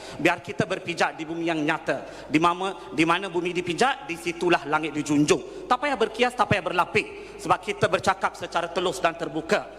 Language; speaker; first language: Malay; non-native, local second language; Tamil